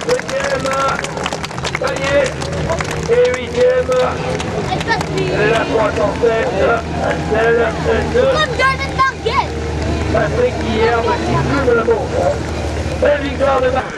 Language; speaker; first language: French; native; French